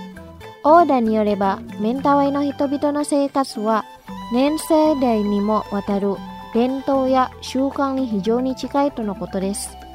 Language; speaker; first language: Japanese; non-native, fluent; Indonesian